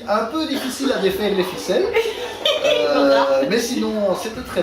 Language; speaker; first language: French; native; French